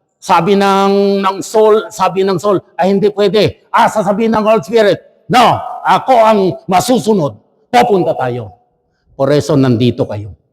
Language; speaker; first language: Filipino; non-native, local second language; Chavacano